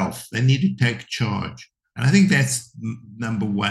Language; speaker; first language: English; native; English